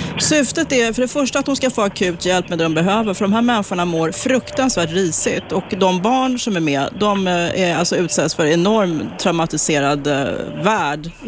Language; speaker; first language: Swedish; native; Swedish